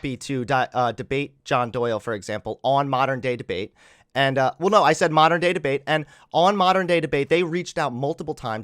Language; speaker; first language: English; native; English